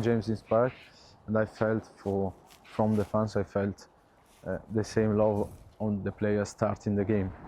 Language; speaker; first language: English; non-native, learner; Italian